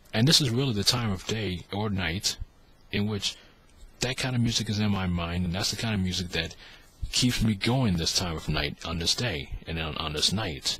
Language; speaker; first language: English; native; English